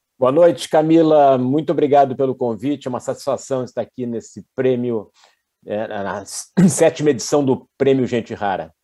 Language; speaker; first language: Portuguese; native; Portuguese